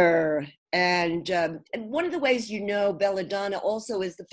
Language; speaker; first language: English; native; English